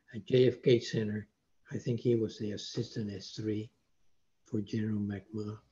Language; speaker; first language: English; non-native, fluent; Spanish